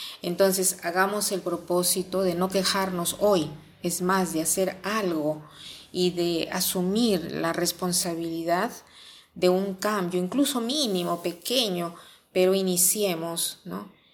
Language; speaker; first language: Spanish; non-native, fluent; Italian